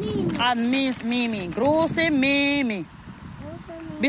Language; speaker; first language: German; non-native, learner; Filipino